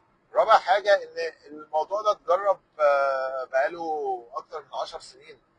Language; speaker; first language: Arabic; native; Arabic